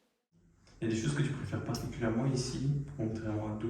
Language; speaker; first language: French; non-native, learner; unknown